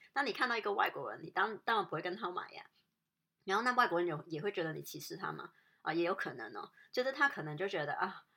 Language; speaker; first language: Chinese; non-native, local second language; Cantonese